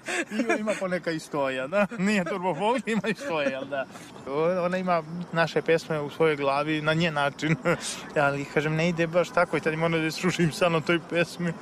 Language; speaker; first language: Serbian; native; Serbian